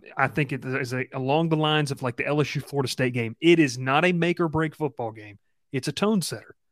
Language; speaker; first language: English; native; English